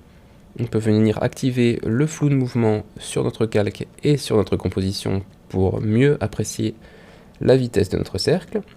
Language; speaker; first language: French; native; French